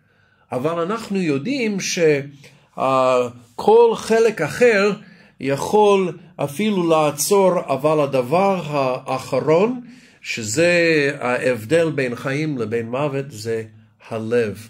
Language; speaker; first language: Hebrew; non-native, fluent; English